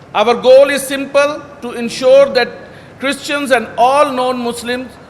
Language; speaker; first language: English; non-native, local second language; Urdu